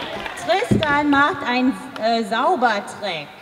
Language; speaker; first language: German; non-native, fluent; English